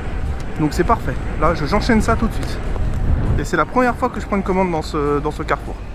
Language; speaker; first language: French; native; French